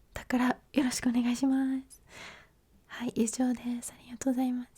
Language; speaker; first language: Japanese; non-native, fluent; English